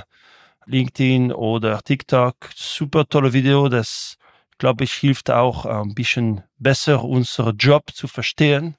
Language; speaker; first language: German; non-native, local second language; French